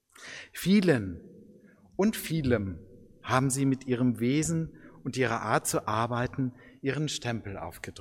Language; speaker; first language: German; native; German